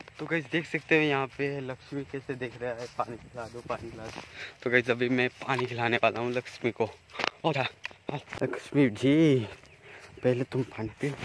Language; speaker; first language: Hindi; non-native, local second language; Bangla